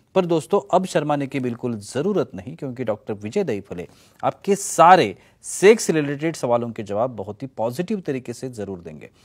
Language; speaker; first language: Hindi; non-native, local second language; Marathi